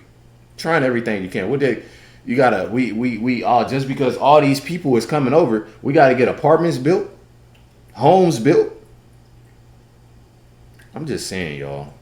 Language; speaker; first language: English; native; English